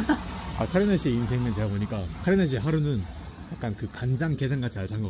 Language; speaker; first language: Korean; native; Korean